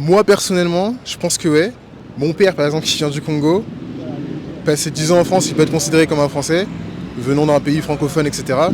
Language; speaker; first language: French; early bilingual, other home language; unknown